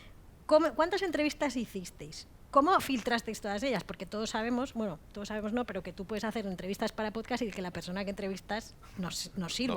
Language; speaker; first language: Spanish; native; Spanish